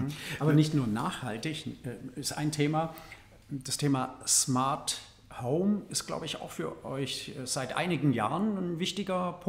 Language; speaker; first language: German; native; German